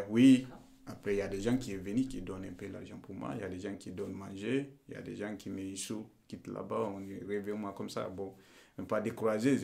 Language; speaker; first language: French; non-native, learner; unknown